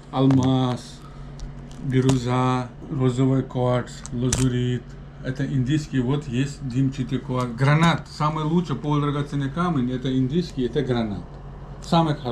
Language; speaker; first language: Russian; non-native, learner; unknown